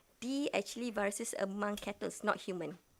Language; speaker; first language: English; non-native, local second language; Malay